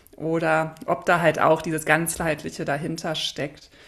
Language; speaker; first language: German; native; German